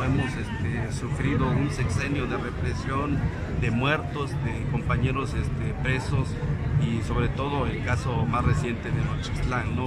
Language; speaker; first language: Spanish; native; Spanish